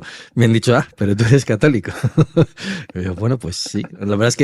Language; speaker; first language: Spanish; native; Spanish